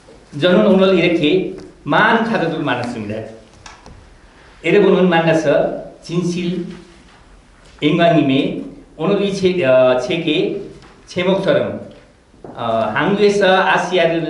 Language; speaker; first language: Korean; non-native, fluent; Nepali